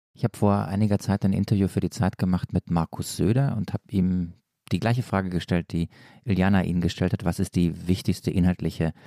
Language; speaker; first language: German; native; German